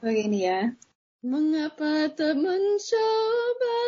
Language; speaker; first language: Indonesian; non-native, fluent; English